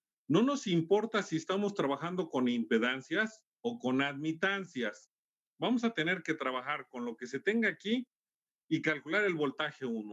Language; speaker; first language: Spanish; native; Spanish